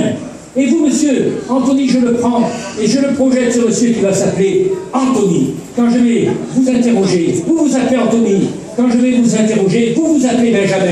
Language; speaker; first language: French; native; French